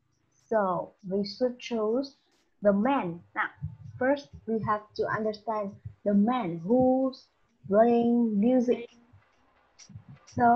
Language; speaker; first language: English; non-native, fluent; Vietnamese